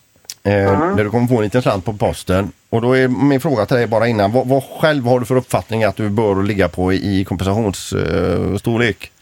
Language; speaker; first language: Swedish; native; Swedish